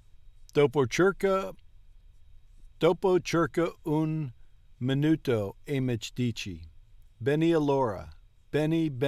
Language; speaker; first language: Italian; non-native, learner; English